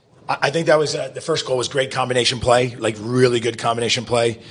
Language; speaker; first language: English; native; English